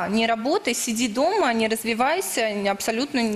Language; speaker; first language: Russian; native; Russian